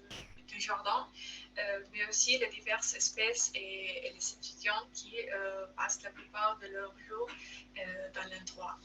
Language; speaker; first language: French; non-native, learner; Spanish